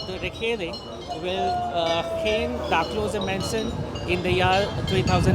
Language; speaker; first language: Dutch; non-native, learner; English